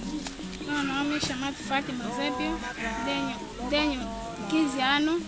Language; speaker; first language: Portuguese; non-native, local second language; Makhuwa